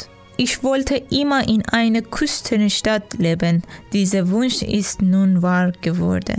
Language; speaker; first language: German; non-native, learner; Persian